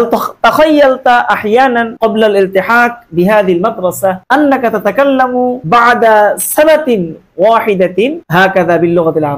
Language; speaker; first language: Arabic; non-native, fluent; Bangla